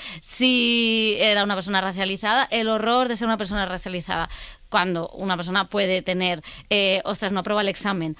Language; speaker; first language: Spanish; native; Spanish